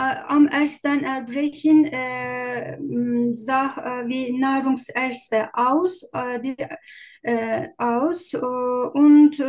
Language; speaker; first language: German; non-native, learner; Turkish